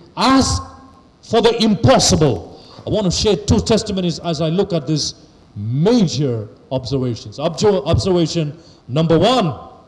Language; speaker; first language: English; non-native, local second language; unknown